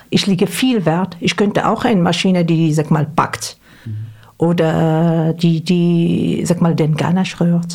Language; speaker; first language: German; non-native, fluent; Arabic